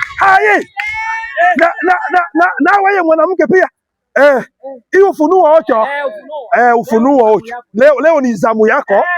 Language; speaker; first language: Swahili; non-native, local second language; Lingala